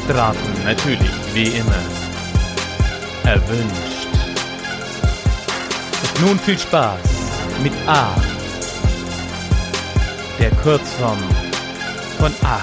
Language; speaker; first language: German; native; German